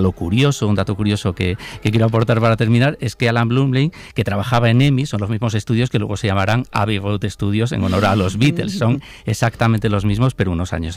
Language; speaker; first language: Spanish; native; Spanish